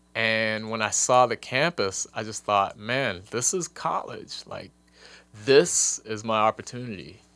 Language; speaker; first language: English; native; English